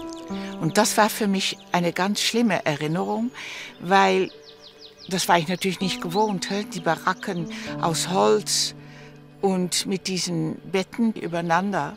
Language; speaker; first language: German; early bilingual, heritage; German